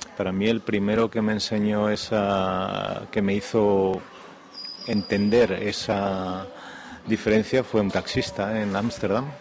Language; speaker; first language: Spanish; native; Spanish